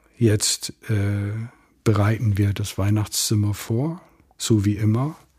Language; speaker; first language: German; non-native, fluent; English